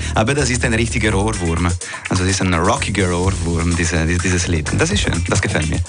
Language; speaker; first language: German; non-native, local second language; Italian